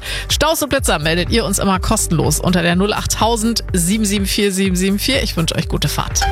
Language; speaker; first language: German; native; German